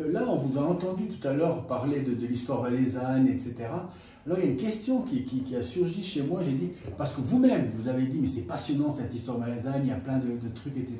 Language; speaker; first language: French; native; French